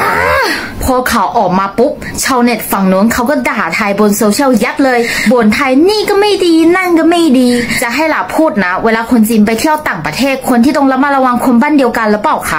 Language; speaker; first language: Thai; non-native, fluent; Chinese